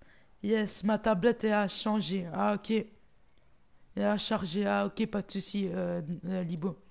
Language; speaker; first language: French; native; French